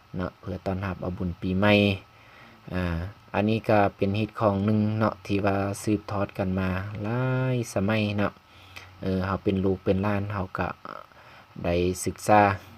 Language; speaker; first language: Lao; non-native, local second language; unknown